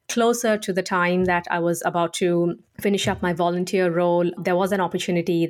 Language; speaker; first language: English; non-native, local second language; Tamil